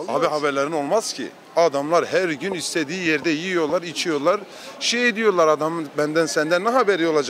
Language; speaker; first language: Turkish; native; Turkish